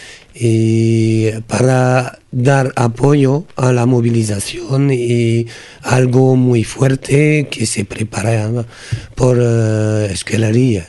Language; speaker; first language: Spanish; non-native, learner; French